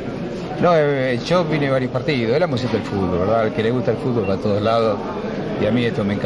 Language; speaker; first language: Spanish; native; Spanish